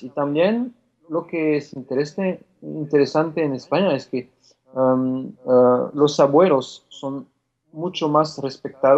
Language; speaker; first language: Spanish; non-native, fluent; French